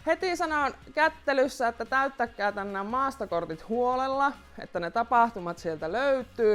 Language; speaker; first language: Finnish; native; Finnish